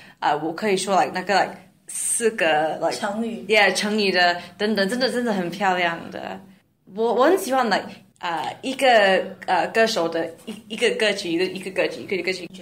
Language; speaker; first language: Chinese; non-native, learner; English